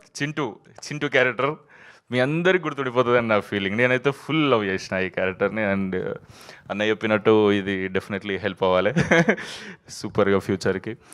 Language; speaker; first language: Telugu; native; Telugu